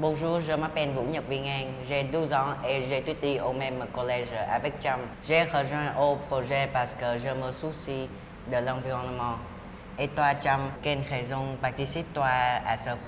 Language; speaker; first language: French; non-native, learner; Vietnamese